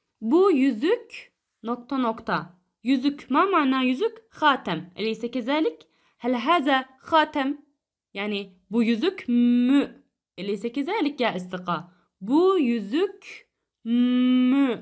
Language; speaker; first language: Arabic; non-native, fluent; Turkish